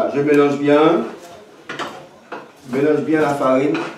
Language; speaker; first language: French; native; French